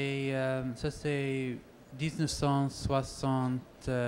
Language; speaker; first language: French; non-native, local second language; English